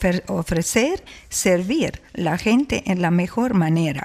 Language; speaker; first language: Spanish; non-native, fluent; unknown